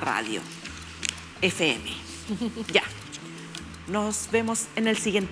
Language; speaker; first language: Spanish; native; Spanish